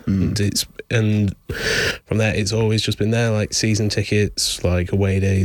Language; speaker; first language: English; native; English